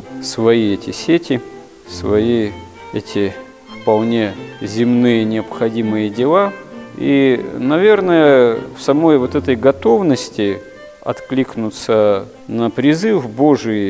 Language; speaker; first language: Russian; native; Russian